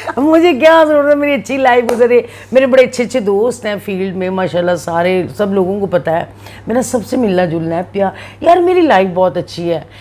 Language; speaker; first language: Urdu; non-native, local second language; Punjabi